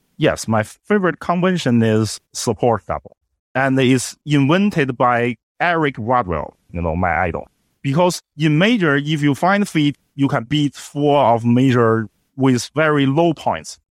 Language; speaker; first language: English; non-native, fluent; Chinese